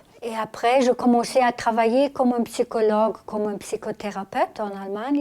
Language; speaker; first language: French; non-native, fluent; German